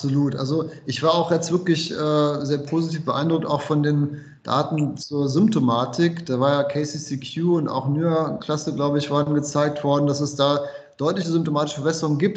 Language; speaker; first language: German; native; German